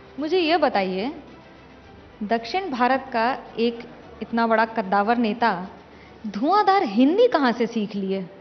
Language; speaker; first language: Hindi; native; Hindi